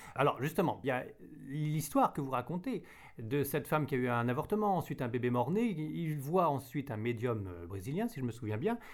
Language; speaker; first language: French; native; French